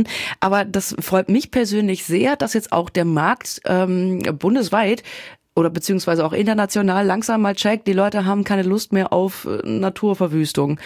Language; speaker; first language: German; native; German